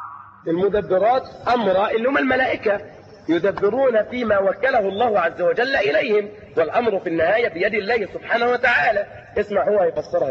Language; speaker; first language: Arabic; native; Arabic